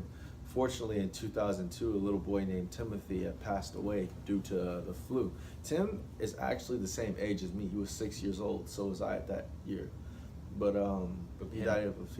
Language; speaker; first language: English; native; English